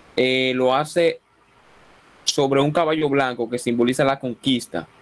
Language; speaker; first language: Spanish; native; Spanish